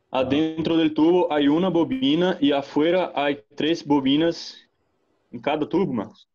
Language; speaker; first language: Spanish; non-native, learner; Portuguese